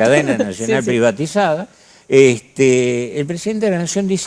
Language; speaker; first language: Spanish; native; Spanish